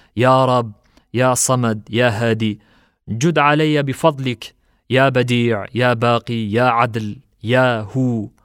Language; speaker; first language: Arabic; non-native, fluent; Turkish